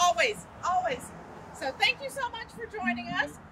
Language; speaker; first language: English; native; English